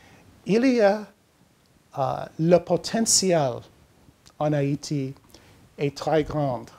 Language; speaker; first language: French; non-native, learner; English